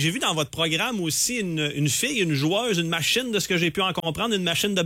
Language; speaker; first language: French; native; French